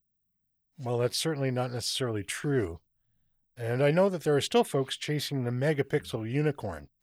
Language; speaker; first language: English; native; English